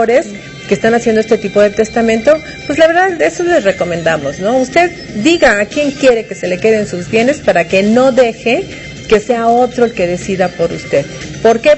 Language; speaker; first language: Spanish; native; Spanish